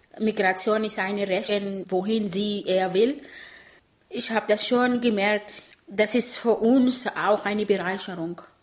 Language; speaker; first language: German; non-native, fluent; Arabic